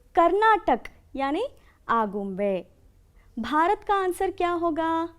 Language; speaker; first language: Hindi; non-native, local second language; Kannada